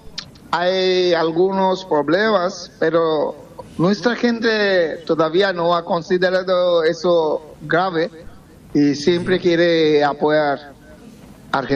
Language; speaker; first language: Spanish; non-native, fluent; Bangla